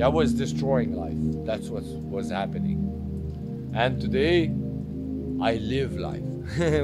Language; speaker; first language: English; non-native, fluent; French